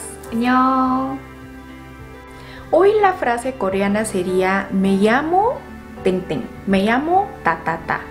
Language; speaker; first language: Spanish; non-native, fluent; Korean